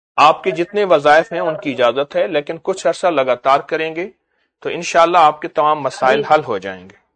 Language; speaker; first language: Urdu; native; Urdu